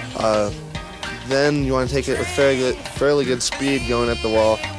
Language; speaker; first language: English; native; English